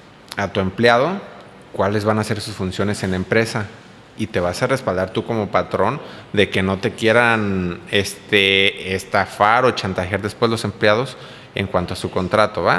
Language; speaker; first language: Spanish; native; Spanish